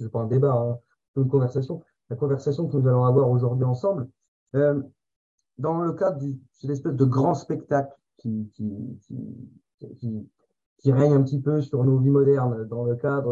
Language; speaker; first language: French; native; French